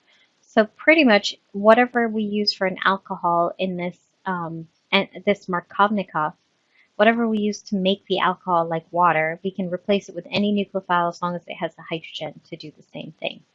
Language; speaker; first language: English; native; English